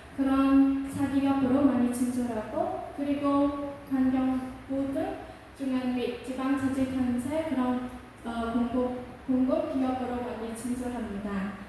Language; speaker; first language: Korean; non-native, local second language; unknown